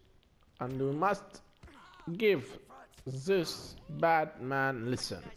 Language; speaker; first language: English; non-native, learner; Arabic